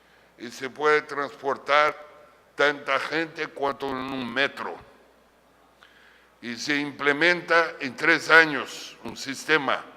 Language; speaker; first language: Spanish; non-native, fluent; Portuguese